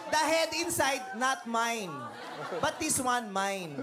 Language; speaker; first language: English; non-native, local second language; Filipino